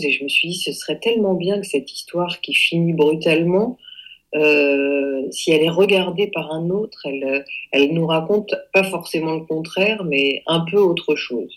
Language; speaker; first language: French; native; French